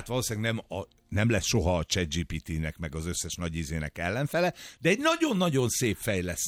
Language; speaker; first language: Hungarian; native; Hungarian